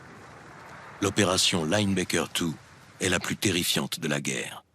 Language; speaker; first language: French; native; French